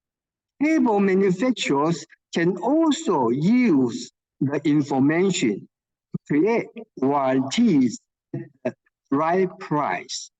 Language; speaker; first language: English; non-native, fluent; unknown